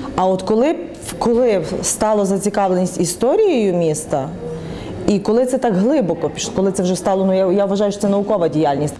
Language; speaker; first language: Ukrainian; native; Ukrainian